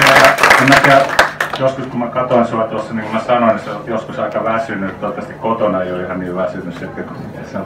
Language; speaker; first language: Finnish; native; Finnish